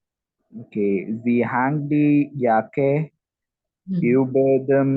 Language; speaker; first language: German; non-native, learner; Malayalam